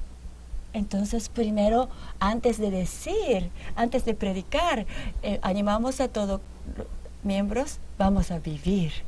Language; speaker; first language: Spanish; non-native, fluent; Japanese